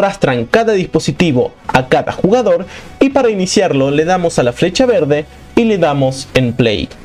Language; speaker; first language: Spanish; native; Spanish